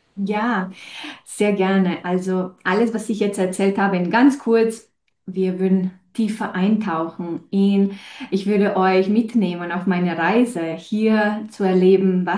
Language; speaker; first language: German; non-native, fluent; Romanian